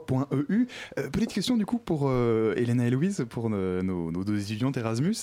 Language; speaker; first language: French; native; French